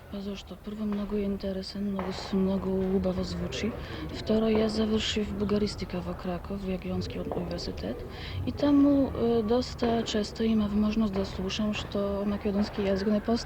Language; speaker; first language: Macedonian; non-native, fluent; Polish